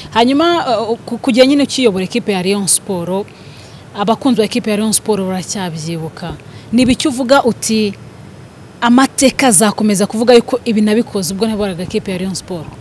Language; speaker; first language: Kinyarwanda; native; Kinyarwanda